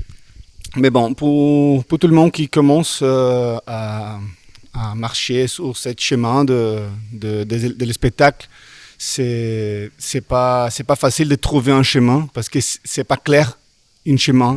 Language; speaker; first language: French; non-native, learner; Portuguese